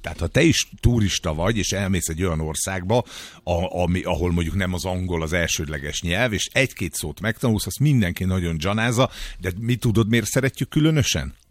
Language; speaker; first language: Hungarian; native; Hungarian